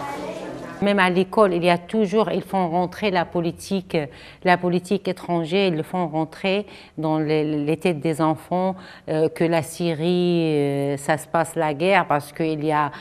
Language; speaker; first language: French; non-native, fluent; Arabic